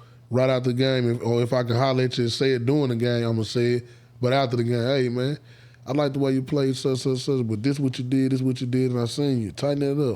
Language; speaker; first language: English; native; English